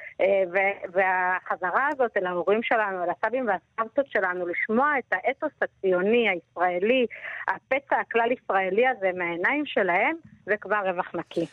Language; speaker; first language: Hebrew; native; Hebrew